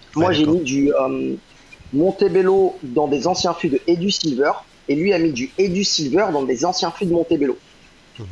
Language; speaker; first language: French; native; French